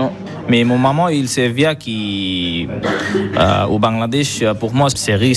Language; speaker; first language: French; non-native, learner; Bangla